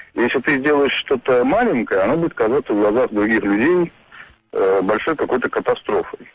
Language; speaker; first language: Russian; early bilingual, other home language; Armenian